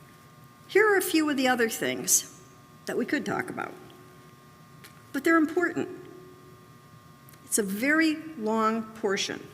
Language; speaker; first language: English; native; English